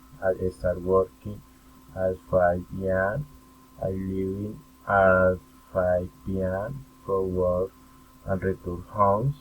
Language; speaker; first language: English; non-native, learner; Spanish